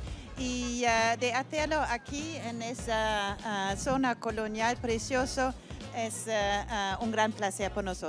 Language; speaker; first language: Spanish; non-native, fluent; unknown